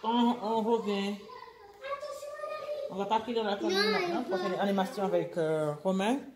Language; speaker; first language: French; non-native, fluent; English